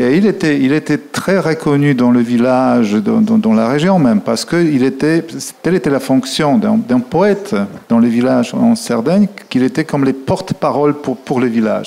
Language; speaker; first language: French; non-native, fluent; Polish